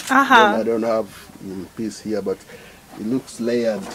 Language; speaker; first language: English; non-native, local second language; Acoli